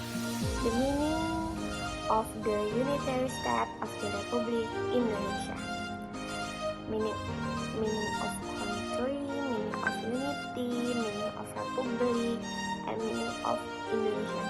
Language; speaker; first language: English; non-native, learner; Indonesian